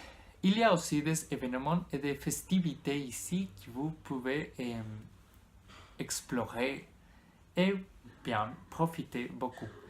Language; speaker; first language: French; non-native, learner; Spanish